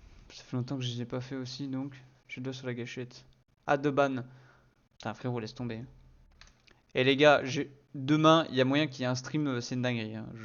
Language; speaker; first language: French; native; French